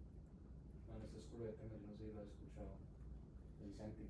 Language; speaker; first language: Spanish; native; Spanish